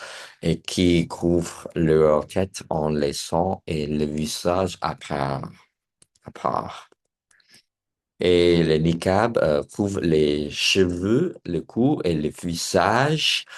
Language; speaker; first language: French; non-native, learner; English